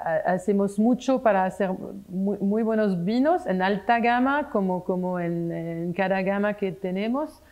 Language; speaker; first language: Spanish; non-native, fluent; French